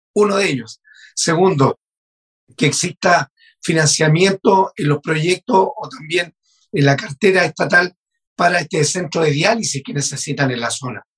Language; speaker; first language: Spanish; native; Spanish